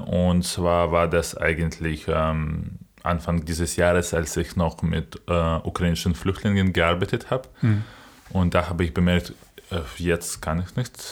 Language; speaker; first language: German; non-native, fluent; Ukrainian